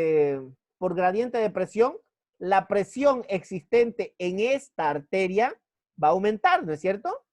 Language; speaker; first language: Spanish; native; Spanish